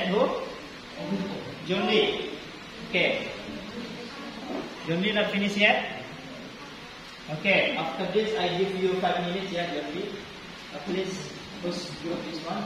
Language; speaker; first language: English; non-native, fluent; Indonesian